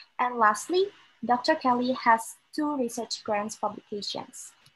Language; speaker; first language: English; non-native, fluent; Indonesian